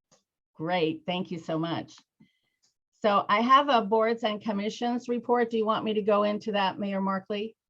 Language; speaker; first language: English; native; English